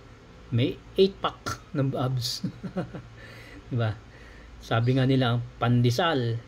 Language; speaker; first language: Filipino; native; Filipino